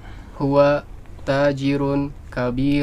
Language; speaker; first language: Arabic; non-native, learner; Indonesian